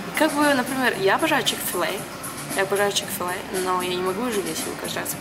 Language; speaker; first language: Russian; early bilingual, heritage; Russian